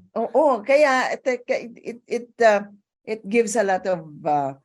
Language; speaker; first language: Filipino; non-native, local second language; Hiligaynon